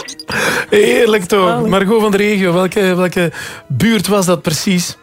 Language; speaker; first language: Dutch; native; Dutch